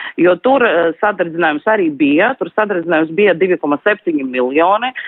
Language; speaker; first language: Latvian; non-native, local second language; Russian